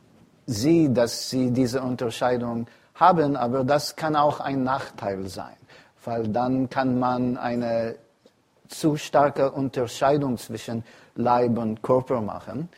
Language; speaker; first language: German; non-native, fluent; English